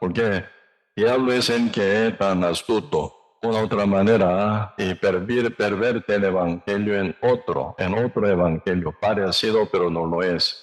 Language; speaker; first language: Spanish; non-native, learner; Korean